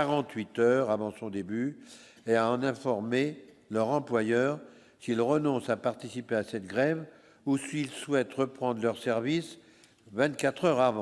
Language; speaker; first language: French; native; French